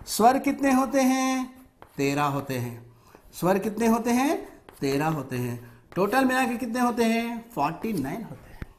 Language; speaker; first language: Hindi; non-native, local second language; Telugu